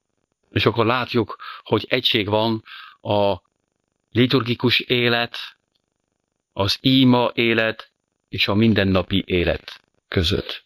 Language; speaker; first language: Hungarian; non-native, fluent; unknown